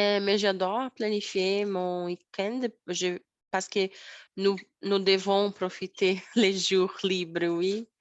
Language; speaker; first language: French; non-native, learner; Portuguese